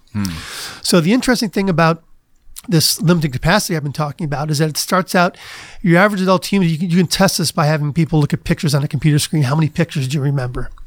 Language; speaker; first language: English; native; English